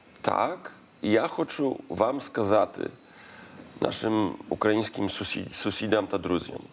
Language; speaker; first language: Ukrainian; non-native, learner; Polish